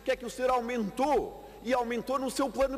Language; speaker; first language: Portuguese; native; Portuguese